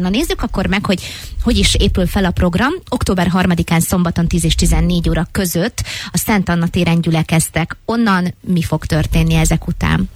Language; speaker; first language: Hungarian; native; Hungarian